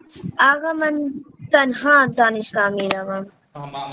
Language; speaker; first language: Persian; non-native, learner; Urdu